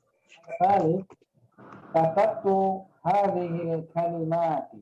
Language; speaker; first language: Arabic; non-native, learner; Indonesian